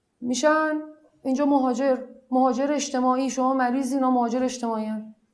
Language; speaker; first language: Persian; non-native, local second language; Arabic